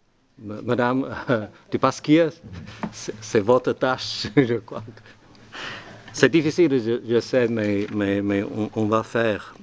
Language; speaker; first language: French; non-native, learner; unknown